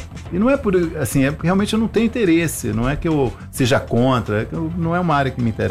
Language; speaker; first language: Portuguese; native; Portuguese